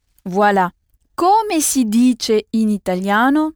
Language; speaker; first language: Italian; non-native, fluent; French